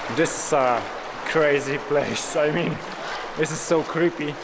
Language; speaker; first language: English; non-native, fluent; Polish